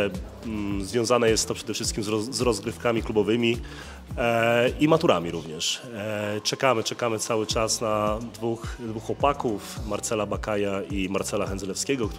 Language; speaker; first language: Polish; native; Polish